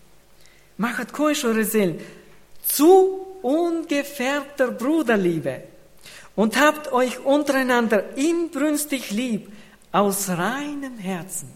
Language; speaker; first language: German; non-native, fluent; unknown